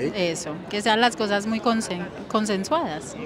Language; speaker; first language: Spanish; native; Spanish